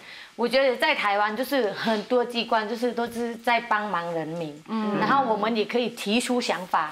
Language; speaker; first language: Chinese; non-native, fluent; Thai